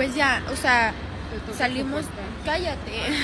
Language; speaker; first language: Spanish; native; Spanish